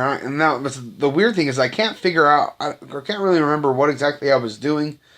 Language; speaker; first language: English; native; English